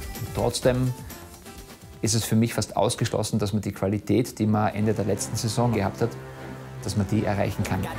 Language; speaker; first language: German; native; German